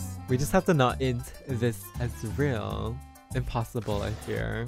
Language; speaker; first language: English; native; English